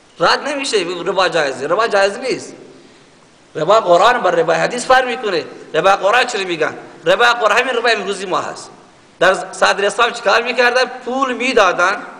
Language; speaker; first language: Persian; native; Persian